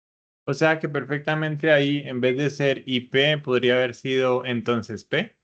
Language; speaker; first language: Spanish; native; Spanish